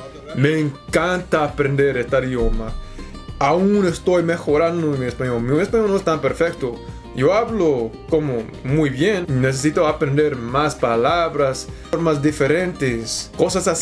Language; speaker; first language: Spanish; early bilingual, heritage; English